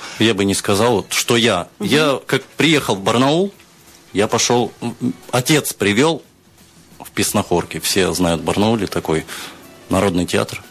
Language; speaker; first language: Russian; native; Russian